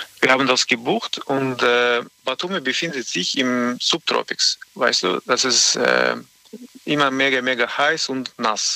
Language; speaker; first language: German; non-native, learner; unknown